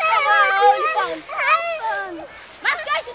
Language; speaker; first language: Dutch; non-native, learner; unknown